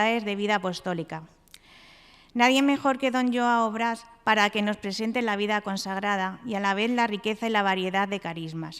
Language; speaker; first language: Spanish; native; Spanish